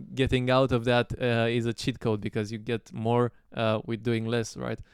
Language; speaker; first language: English; non-native, fluent; Romanian